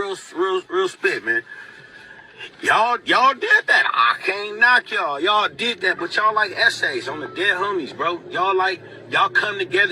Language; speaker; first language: English; native; English